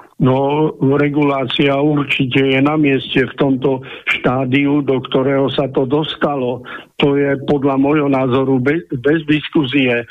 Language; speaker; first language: Slovak; native; Slovak